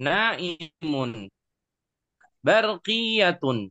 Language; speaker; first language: Arabic; non-native, learner; Indonesian